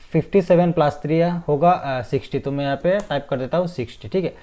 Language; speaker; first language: Hindi; non-native, fluent; Bangla